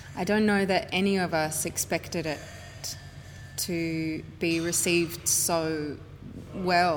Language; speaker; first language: English; native; English